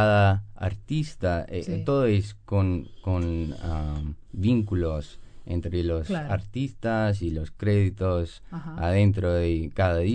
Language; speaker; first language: Spanish; non-native, learner; English